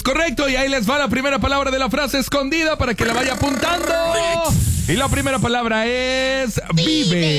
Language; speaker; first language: Spanish; native; Spanish